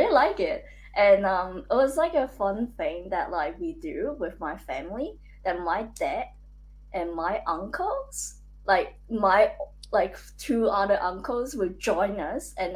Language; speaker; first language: English; non-native, local second language; Cantonese